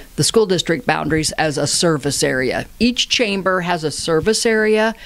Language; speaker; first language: English; native; English